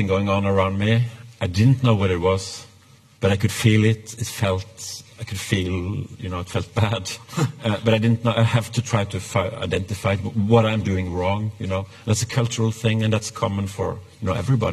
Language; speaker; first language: English; non-native, fluent; Norwegian